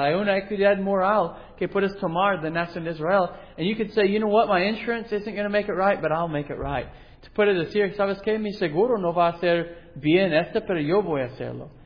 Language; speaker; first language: Spanish; non-native, learner; English